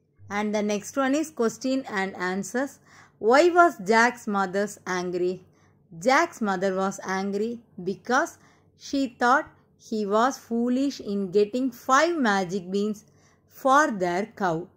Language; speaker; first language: English; non-native, local second language; Tamil